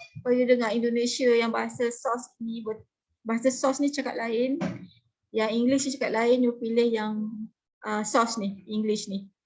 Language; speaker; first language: Malay; native; Malay